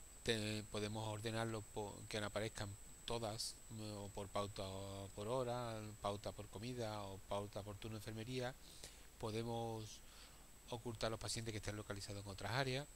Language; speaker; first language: Spanish; native; Spanish